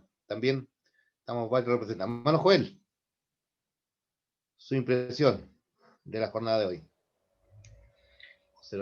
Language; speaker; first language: Spanish; native; Spanish